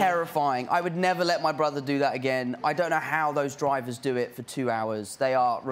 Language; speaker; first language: English; native; English